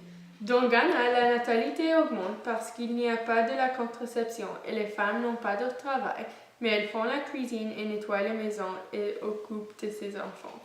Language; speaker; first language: French; non-native, learner; English